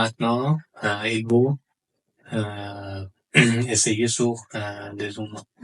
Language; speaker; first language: French; non-native, learner; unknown